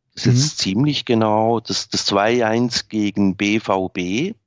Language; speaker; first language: German; native; German